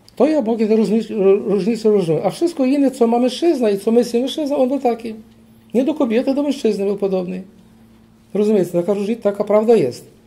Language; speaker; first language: Polish; early bilingual, heritage; Polish